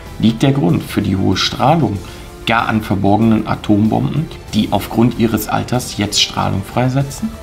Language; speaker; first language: German; native; German